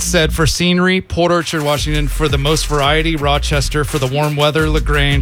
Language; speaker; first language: English; native; English